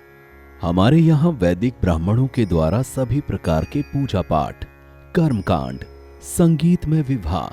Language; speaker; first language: Hindi; native; Hindi